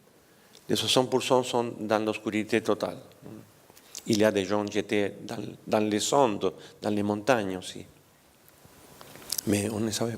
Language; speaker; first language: French; non-native, fluent; Spanish